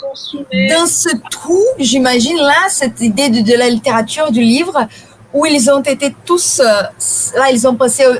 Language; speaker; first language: French; non-native, fluent; Portuguese